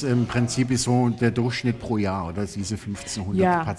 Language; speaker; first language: German; native; German